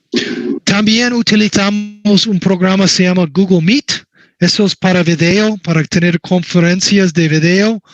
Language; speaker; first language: Spanish; non-native, learner; English